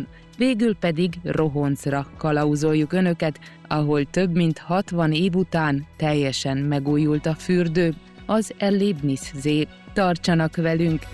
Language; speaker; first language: Hungarian; native; Hungarian